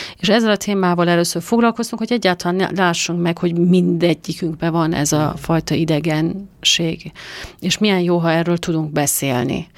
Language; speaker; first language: Hungarian; non-native, fluent; Persian